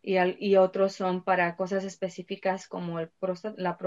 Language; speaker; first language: Spanish; early bilingual, heritage; Spanish